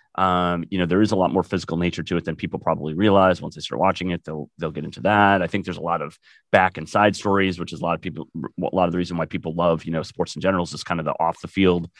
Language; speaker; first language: English; native; English